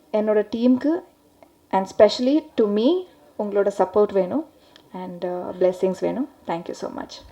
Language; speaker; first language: Tamil; non-native, learner; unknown